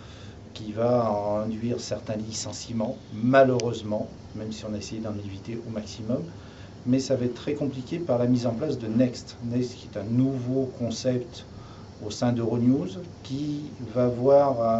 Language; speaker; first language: French; native; French